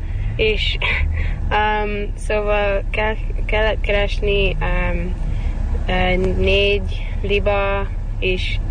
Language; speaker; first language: Hungarian; early bilingual, heritage; Hungarian